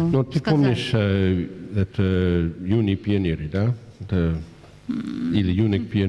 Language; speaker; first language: Russian; non-native, fluent; English